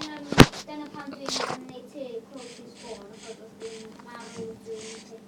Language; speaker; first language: Welsh; non-native, local second language; English